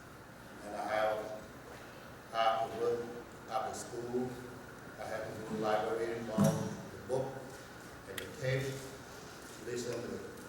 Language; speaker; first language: English; non-native, learner; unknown